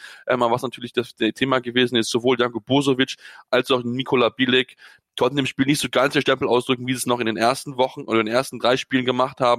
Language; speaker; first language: German; native; German